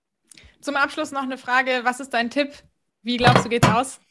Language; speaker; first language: German; native; German